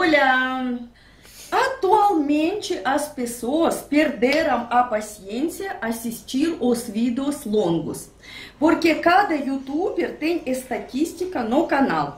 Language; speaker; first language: Portuguese; non-native, fluent; Russian